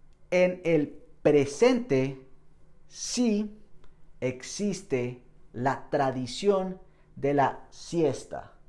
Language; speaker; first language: Spanish; non-native, fluent; English